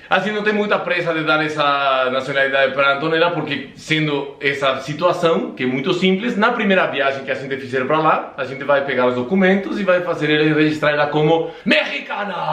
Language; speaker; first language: Portuguese; non-native, fluent; Spanish